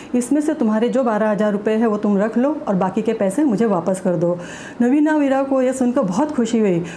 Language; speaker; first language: Hindi; non-native, local second language; Marathi